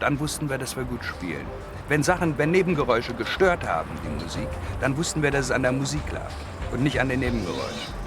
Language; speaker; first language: German; native; German